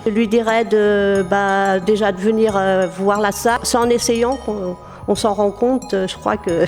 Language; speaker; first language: French; native; French